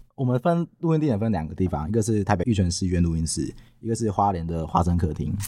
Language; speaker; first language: Chinese; non-native, local second language; Min Nan Chinese